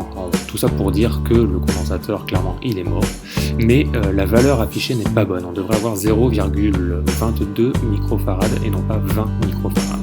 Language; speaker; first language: French; native; French